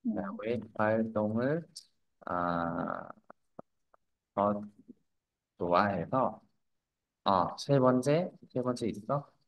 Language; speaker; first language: Korean; non-native, fluent; Vietnamese